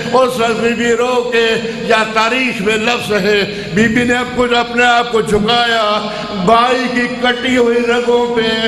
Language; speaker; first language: Urdu; non-native, local second language; Punjabi